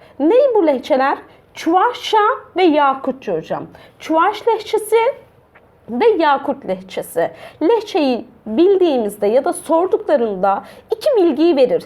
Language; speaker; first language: Turkish; native; Turkish